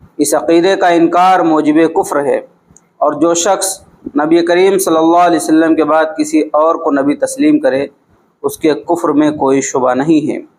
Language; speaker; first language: Urdu; native; Urdu